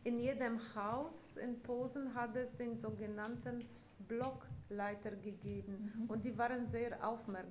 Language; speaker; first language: German; non-native, fluent; Polish